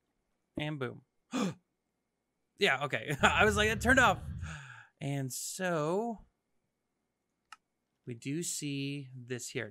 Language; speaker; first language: English; native; English